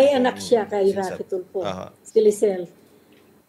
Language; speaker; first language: Filipino; native; Filipino